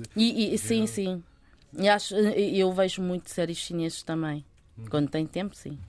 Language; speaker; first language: Portuguese; early bilingual, other home language; Chinese